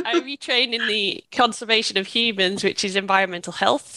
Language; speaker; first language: English; native; English